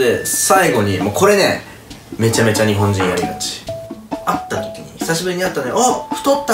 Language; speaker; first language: Japanese; native; Japanese